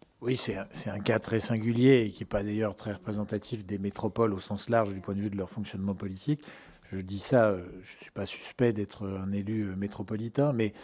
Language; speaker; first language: French; native; French